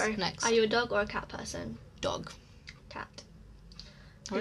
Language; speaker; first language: English; native; English